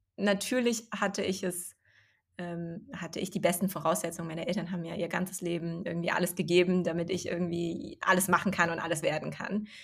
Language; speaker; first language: German; early bilingual, other home language; Chinese